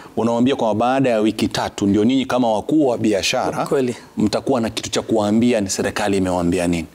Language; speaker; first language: Swahili; native; Swahili